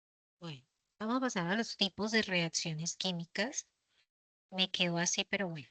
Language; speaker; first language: Spanish; native; Spanish